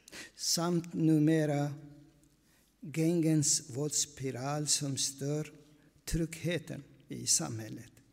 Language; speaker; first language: Swedish; non-native, fluent; Aramaic